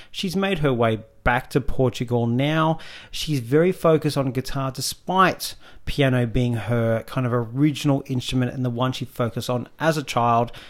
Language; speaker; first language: English; native; English